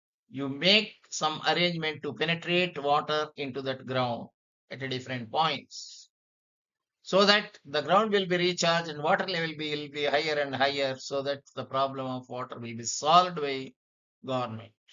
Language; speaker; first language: English; non-native, local second language; Telugu